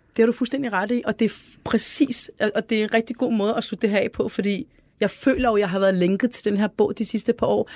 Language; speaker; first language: Danish; early bilingual, other home language; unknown